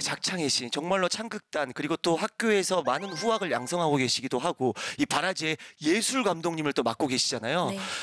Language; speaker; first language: Korean; native; Korean